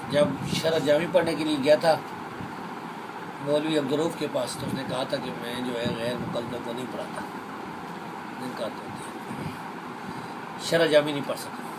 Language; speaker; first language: Urdu; non-native, local second language; Pashto